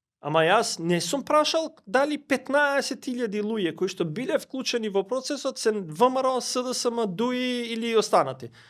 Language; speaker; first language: Macedonian; non-native, local second language; Albanian